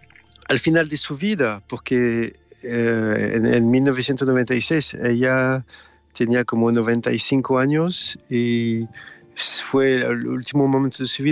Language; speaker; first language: Spanish; non-native, learner; French